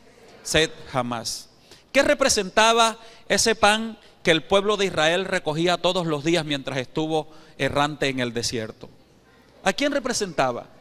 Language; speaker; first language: Spanish; native; Spanish